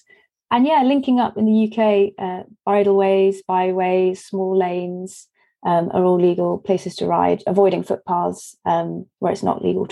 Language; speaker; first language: English; native; English